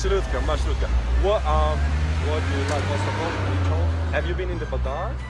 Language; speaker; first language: English; non-native, learner; Tajik